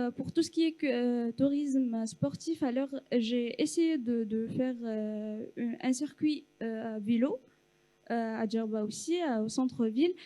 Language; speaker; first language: French; non-native, local second language; Arabic